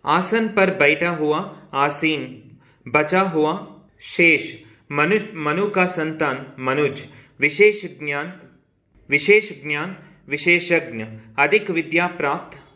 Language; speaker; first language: Hindi; non-native, local second language; Kannada